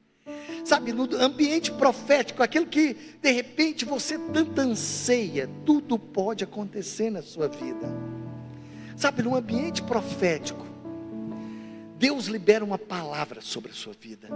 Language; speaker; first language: Portuguese; native; Portuguese